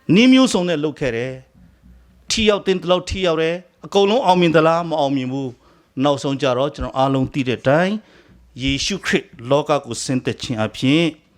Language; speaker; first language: Burmese; non-native, local second language; Hakha Chin